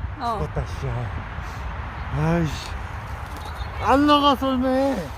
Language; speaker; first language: Korean; native; Korean